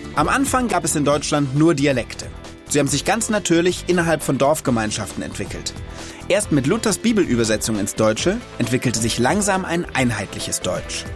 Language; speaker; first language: German; native; German